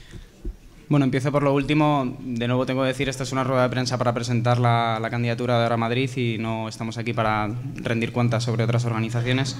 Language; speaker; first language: Spanish; native; Spanish